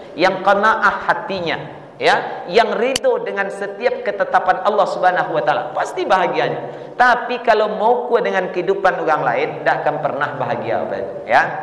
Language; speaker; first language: Malay; non-native, local second language; Minangkabau